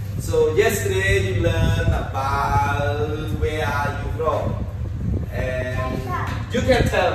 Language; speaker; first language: English; non-native, learner; Khmer